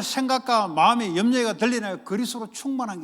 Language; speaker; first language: Korean; native; Korean